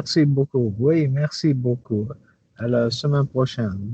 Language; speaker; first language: French; non-native, learner; English